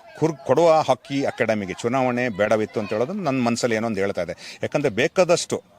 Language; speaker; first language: Kannada; non-native, local second language; Kodava